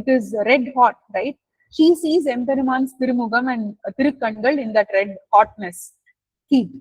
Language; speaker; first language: English; non-native, local second language; Tamil